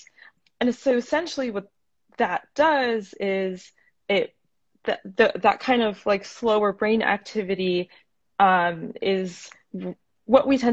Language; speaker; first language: English; native; English